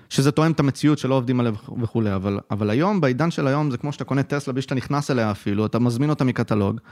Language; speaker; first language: Hebrew; native; Hebrew